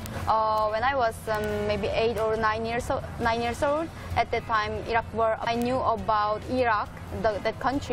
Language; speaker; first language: English; non-native, fluent; Korean